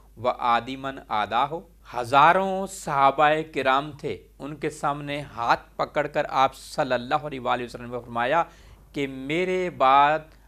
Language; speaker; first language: Urdu; non-native, local second language; Punjabi